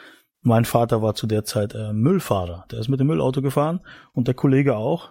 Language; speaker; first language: German; native; German